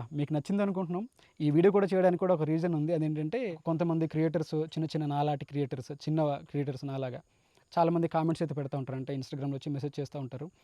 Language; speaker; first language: Telugu; native; Telugu